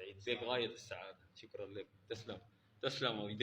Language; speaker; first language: Arabic; native; Arabic